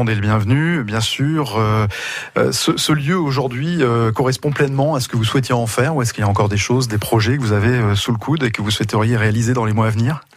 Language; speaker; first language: French; native; French